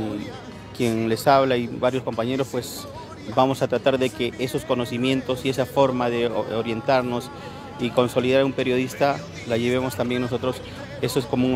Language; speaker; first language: Spanish; native; Spanish